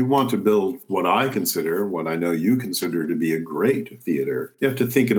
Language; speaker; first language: English; native; English